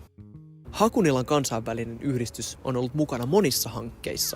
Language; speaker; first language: Finnish; native; Finnish